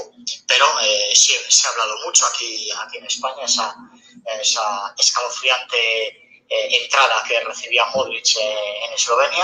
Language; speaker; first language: Spanish; native; Spanish